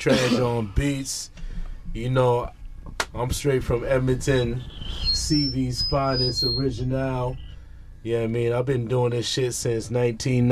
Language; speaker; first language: English; early bilingual, other home language; Jamaican Creole English